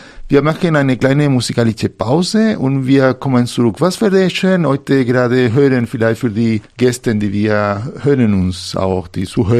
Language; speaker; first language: German; non-native, fluent; Spanish